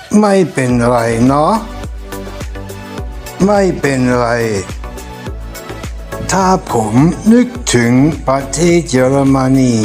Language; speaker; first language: Thai; non-native, fluent; German